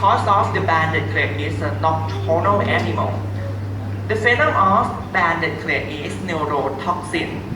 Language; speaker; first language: English; non-native, learner; Thai